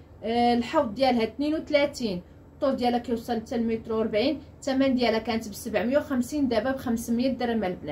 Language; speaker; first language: Arabic; native; Arabic